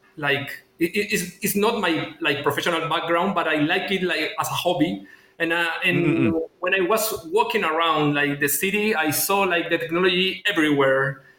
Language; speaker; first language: English; non-native, fluent; Spanish